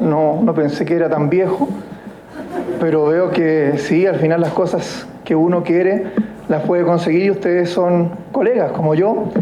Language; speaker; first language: Spanish; native; Spanish